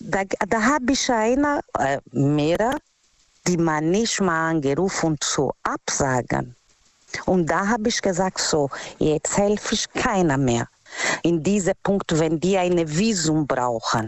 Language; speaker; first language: German; non-native, learner; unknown